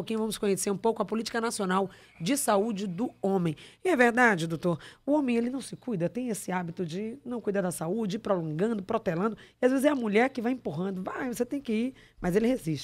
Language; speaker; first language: Portuguese; native; Portuguese